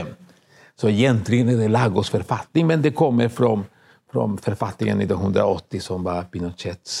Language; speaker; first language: Swedish; non-native, fluent; Spanish